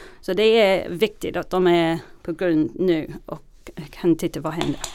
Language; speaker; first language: Swedish; non-native, fluent; English